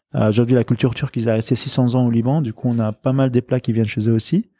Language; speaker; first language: French; non-native, local second language; Arabic